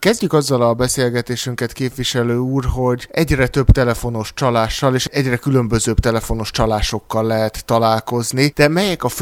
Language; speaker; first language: Hungarian; native; Hungarian